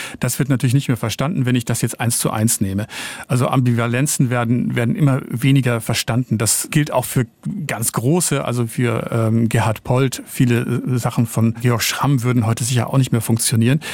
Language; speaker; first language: German; native; German